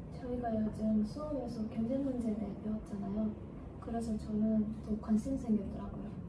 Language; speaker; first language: Korean; non-native, learner; Japanese